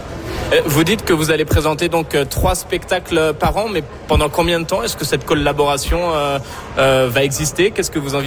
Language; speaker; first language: French; native; French